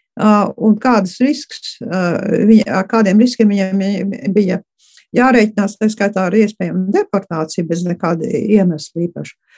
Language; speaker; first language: Latvian; early bilingual, heritage; Latvian